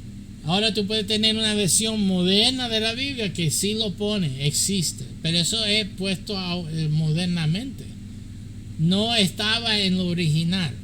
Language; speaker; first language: Spanish; early bilingual, heritage; English